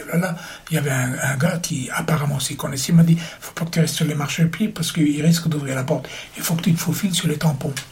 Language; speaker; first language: French; early bilingual, other home language; German